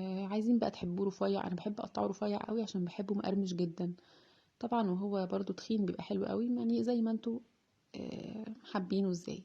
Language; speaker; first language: Arabic; native; Arabic